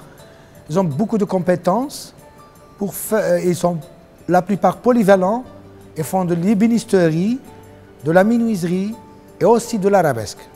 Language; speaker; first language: French; non-native, local second language; Arabic